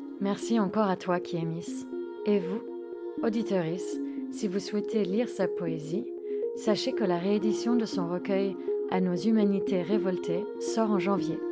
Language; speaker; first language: French; native; French